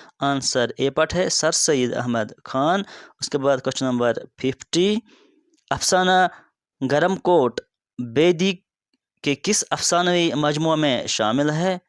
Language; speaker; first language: Urdu; non-native, local second language; Kashmiri